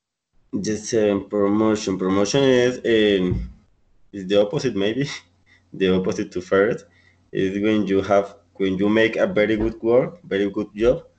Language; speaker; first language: English; non-native, learner; Spanish